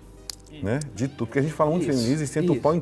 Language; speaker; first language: Portuguese; native; Portuguese